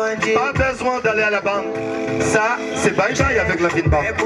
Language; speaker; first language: French; non-native, local second language; Rundi